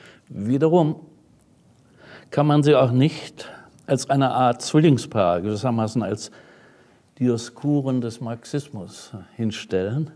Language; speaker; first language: German; native; German